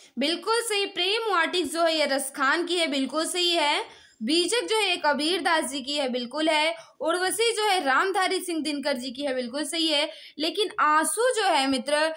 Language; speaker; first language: Hindi; native; Hindi